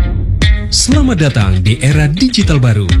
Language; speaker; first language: Indonesian; native; Indonesian